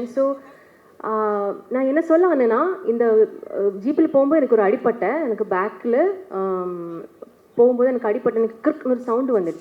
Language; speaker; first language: Tamil; non-native, learner; Malayalam